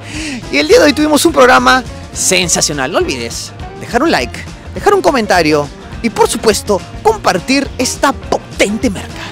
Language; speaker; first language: Spanish; native; Spanish